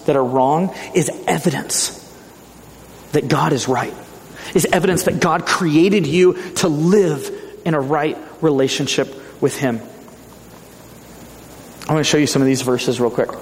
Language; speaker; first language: English; native; English